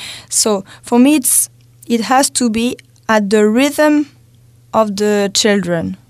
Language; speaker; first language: English; non-native, fluent; French